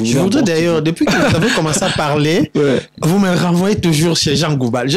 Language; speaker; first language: French; non-native, local second language; Lingala